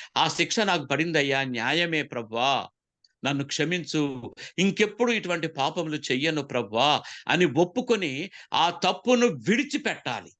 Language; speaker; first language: Telugu; non-native, local second language; Koya